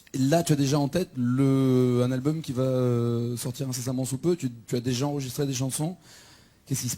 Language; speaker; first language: French; native; French